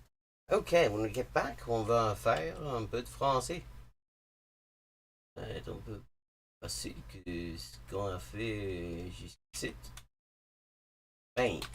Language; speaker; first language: French; non-native, learner; English